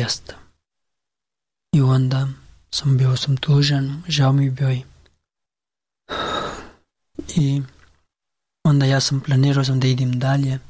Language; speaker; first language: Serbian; non-native, learner; Pashto